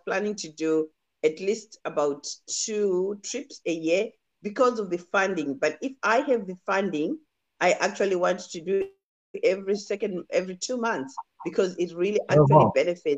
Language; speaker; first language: English; non-native, local second language; Shona